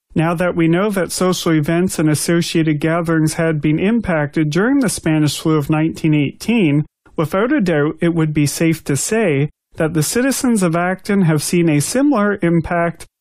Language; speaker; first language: English; native; English